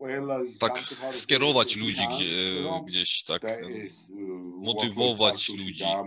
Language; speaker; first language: Polish; non-native, fluent; Georgian